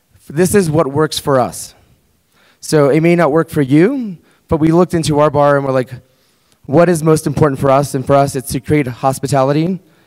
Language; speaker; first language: English; early bilingual, other home language; Spanish